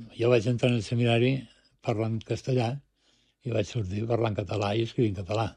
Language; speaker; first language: Catalan; early bilingual, other home language; Spanish